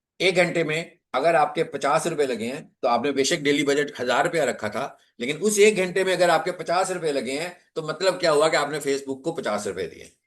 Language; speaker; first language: Urdu; non-native, local second language; Punjabi